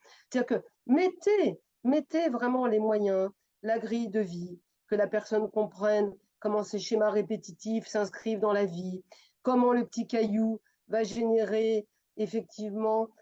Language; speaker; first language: French; native; French